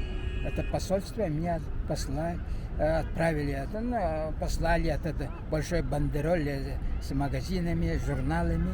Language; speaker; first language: Russian; non-native, fluent; Mongolian